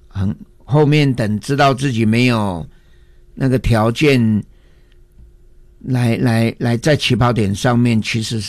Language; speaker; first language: Chinese; native; Chinese